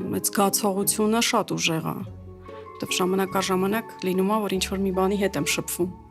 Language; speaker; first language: Armenian; early bilingual, heritage; Armenian